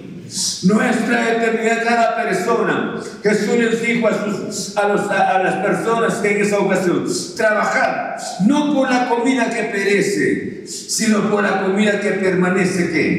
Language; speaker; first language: Spanish; native; Spanish